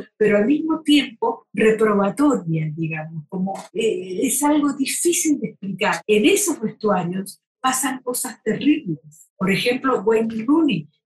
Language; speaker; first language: Spanish; native; Spanish